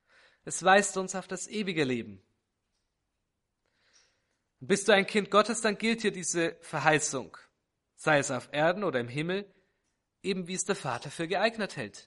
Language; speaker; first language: German; native; German